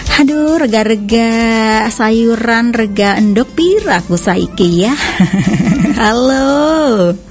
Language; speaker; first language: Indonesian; non-native, local second language; Javanese